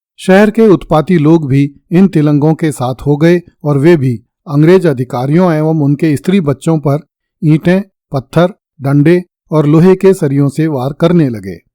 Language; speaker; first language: Hindi; native; Hindi